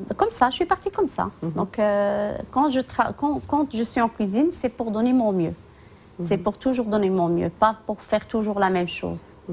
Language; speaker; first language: French; non-native, local second language; Tachelhit